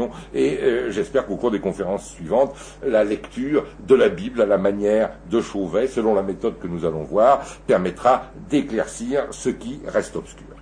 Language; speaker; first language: French; native; French